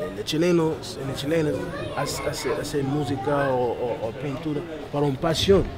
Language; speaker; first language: Spanish; non-native, learner; English